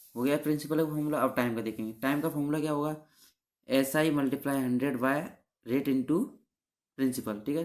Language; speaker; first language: Hindi; native; Hindi